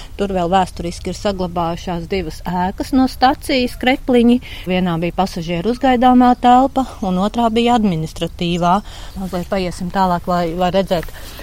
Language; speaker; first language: Latvian; native; Latvian